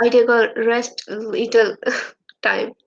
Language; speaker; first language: English; non-native, learner; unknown